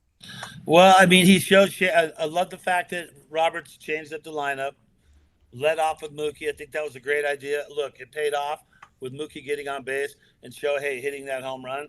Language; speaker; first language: English; native; English